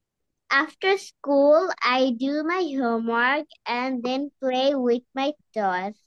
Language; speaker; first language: English; non-native, learner; Bangla